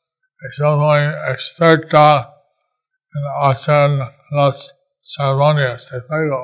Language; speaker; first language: Spanish; non-native, learner; English